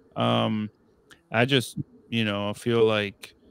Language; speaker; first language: English; non-native, fluent; Spanish